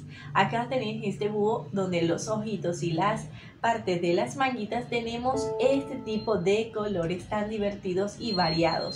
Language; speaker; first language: Spanish; native; Spanish